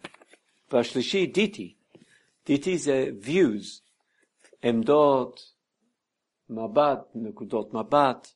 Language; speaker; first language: Hebrew; non-native, fluent; English